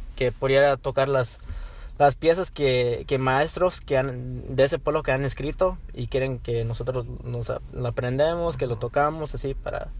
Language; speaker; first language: Spanish; early bilingual, heritage; Spanish